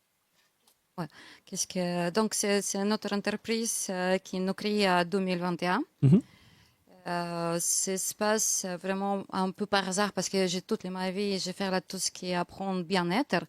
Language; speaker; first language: French; non-native, learner; Russian